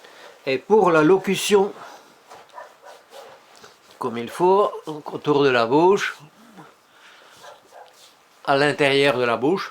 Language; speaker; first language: French; non-native, fluent; Russian